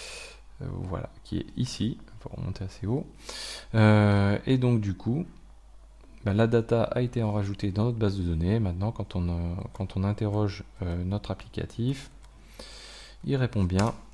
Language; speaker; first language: French; native; French